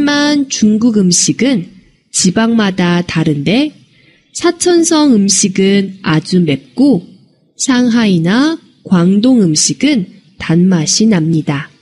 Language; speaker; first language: Korean; non-native, fluent; Chinese